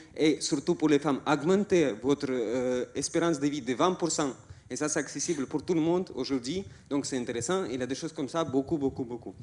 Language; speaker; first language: French; non-native, fluent; Russian